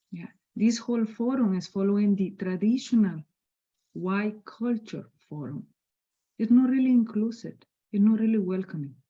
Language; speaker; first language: English; non-native, fluent; Spanish